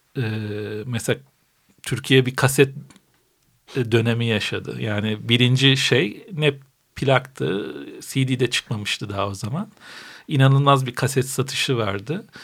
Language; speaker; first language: Turkish; native; Turkish